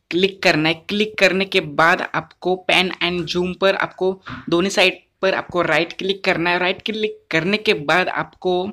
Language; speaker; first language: Hindi; non-native, local second language; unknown